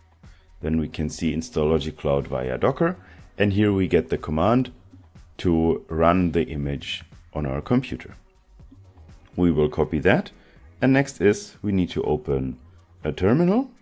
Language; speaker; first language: English; non-native, fluent; German